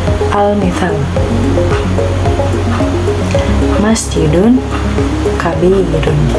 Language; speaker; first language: Arabic; non-native, learner; Indonesian